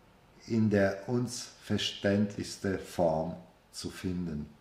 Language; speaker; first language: German; non-native, fluent; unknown